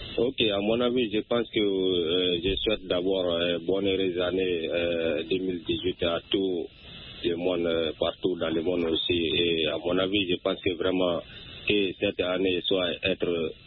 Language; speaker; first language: French; non-native, local second language; Bambara